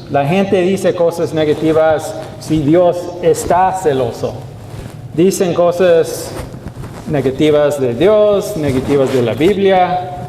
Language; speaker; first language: Spanish; non-native, learner; English